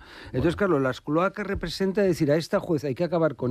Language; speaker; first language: Spanish; native; Spanish